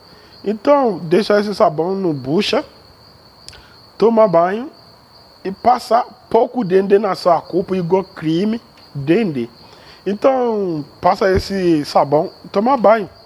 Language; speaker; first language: Portuguese; non-native, learner; Yoruba